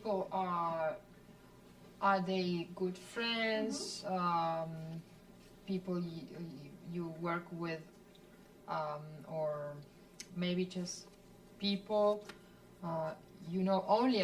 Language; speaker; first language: English; non-native, learner; Spanish